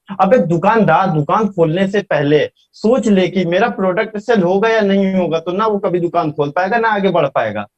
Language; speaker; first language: Hindi; native; Hindi